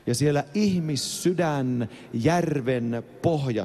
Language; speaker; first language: Finnish; native; Finnish